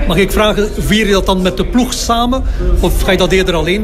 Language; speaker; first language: Dutch; native; Dutch